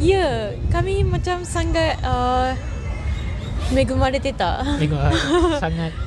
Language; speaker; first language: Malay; non-native, fluent; Japanese